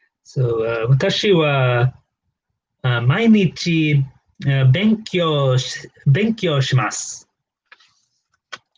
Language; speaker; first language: Japanese; non-native, learner; English